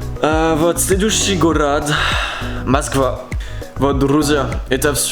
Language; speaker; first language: Russian; non-native, fluent; French